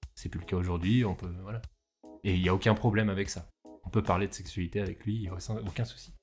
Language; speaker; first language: French; native; French